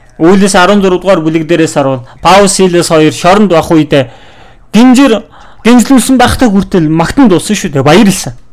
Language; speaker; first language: Mongolian; non-native, fluent; Korean